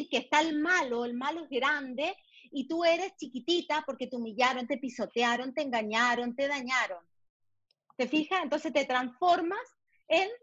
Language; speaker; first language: Spanish; early bilingual, heritage; Spanish